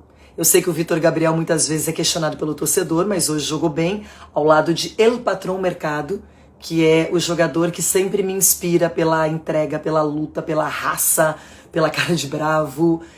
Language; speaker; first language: Portuguese; native; Portuguese